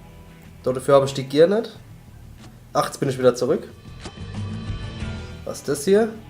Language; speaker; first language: German; native; German